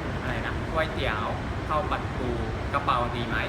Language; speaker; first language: Thai; non-native, learner; Japanese